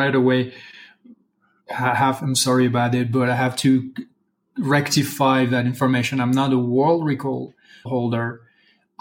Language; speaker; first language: English; non-native, fluent; French